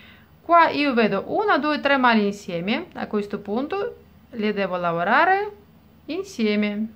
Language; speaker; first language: Italian; non-native, fluent; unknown